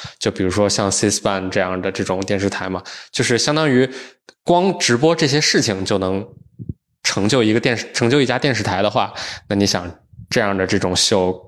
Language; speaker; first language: Chinese; native; Chinese